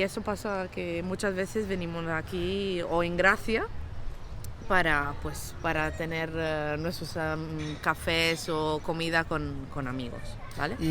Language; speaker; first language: Spanish; non-native, local second language; Catalan